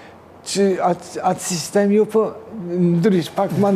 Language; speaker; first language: Albanian; early bilingual, heritage; Turkish